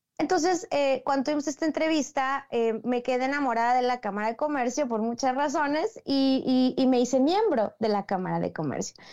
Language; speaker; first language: Spanish; native; Spanish